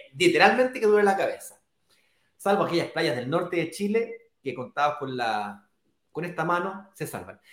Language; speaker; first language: Spanish; native; Spanish